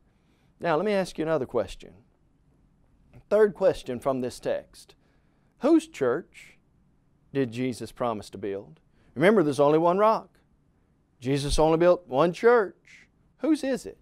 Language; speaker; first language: English; native; English